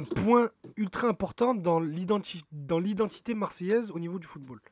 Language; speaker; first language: French; native; French